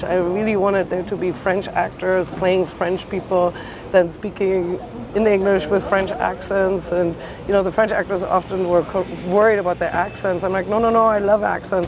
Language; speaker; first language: English; non-native, fluent; German